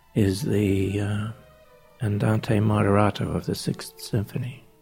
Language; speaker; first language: English; native; English